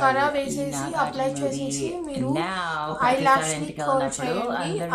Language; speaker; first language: Telugu; native; Telugu